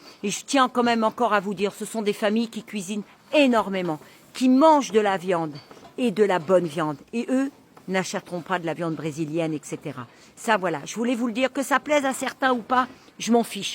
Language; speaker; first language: French; native; French